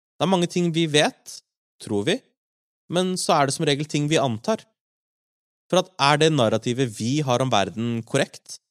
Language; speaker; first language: Norwegian; native; Norwegian